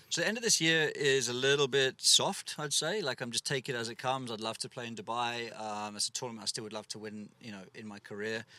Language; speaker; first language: English; native; English